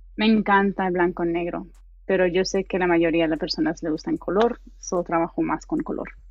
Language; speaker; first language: Spanish; early bilingual, heritage; Spanish